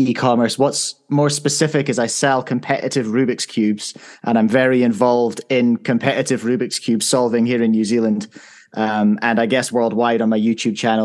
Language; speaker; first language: English; native; English